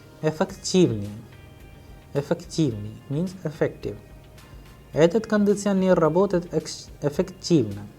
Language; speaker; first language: Russian; non-native, fluent; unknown